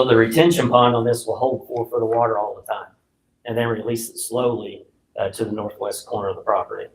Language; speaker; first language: English; native; English